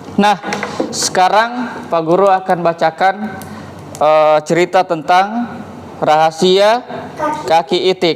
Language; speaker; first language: Indonesian; native; Indonesian